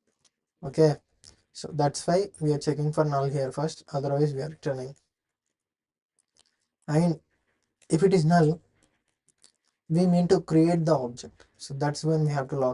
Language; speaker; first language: English; non-native, fluent; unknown